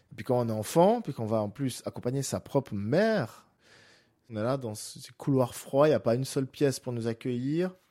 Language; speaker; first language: French; native; French